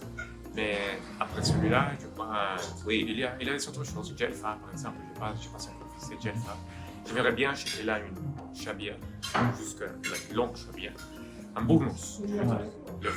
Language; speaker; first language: French; non-native, fluent; Spanish